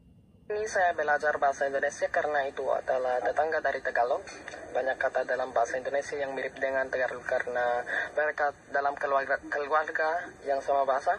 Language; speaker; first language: Indonesian; non-native, learner; Filipino